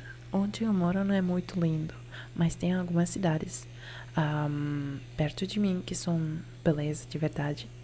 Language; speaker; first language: Portuguese; non-native, learner; Italian